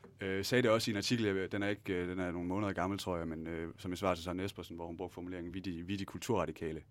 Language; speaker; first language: Danish; native; Danish